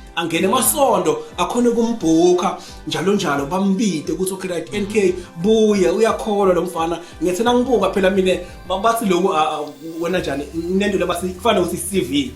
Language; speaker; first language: Zulu; non-native, local second language; Swati